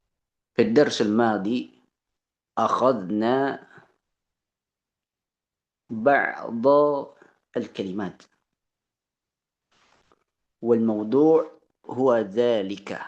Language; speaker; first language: Arabic; non-native, fluent; Indonesian